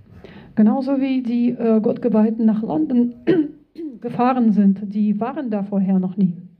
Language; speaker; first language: German; non-native, fluent; Russian